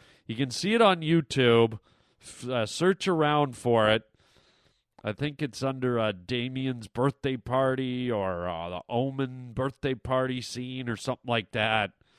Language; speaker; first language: English; native; English